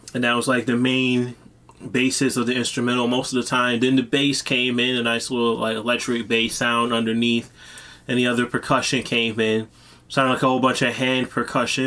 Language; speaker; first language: English; native; English